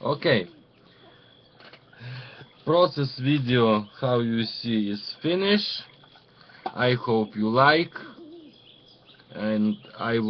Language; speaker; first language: English; non-native, learner; Ukrainian